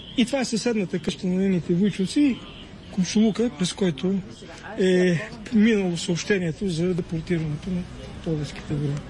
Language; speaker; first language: Bulgarian; native; Bulgarian